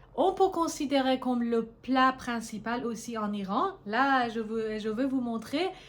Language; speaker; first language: French; non-native, fluent; Persian